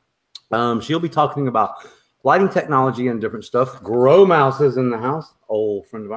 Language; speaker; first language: English; native; English